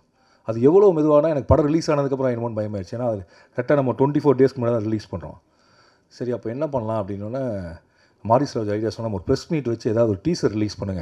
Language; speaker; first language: Tamil; native; Tamil